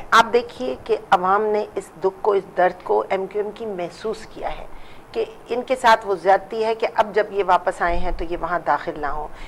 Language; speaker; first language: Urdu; native; Urdu